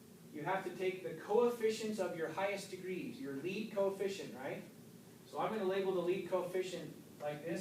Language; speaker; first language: English; native; English